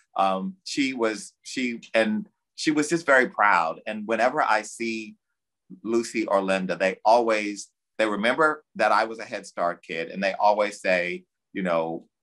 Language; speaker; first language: English; native; English